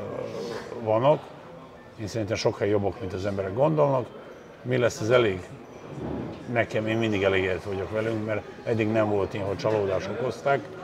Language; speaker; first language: Hungarian; non-native, fluent; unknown